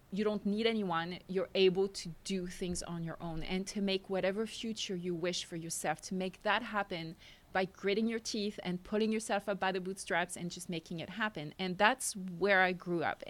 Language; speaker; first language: English; non-native, fluent; French